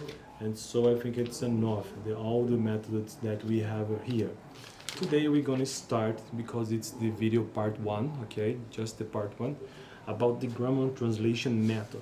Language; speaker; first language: English; non-native, learner; Portuguese